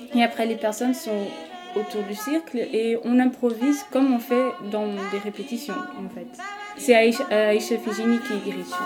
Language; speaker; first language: French; non-native, fluent; Portuguese